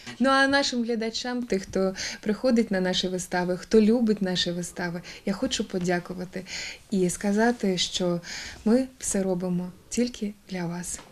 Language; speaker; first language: Ukrainian; native; Ukrainian